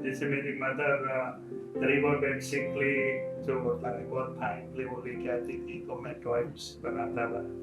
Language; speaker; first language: Hindi; non-native, local second language; Gujarati